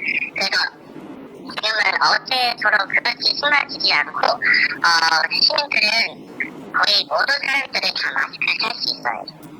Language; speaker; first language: Korean; non-native, fluent; Chinese